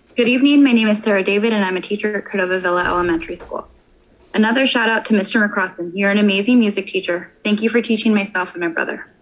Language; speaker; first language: English; native; English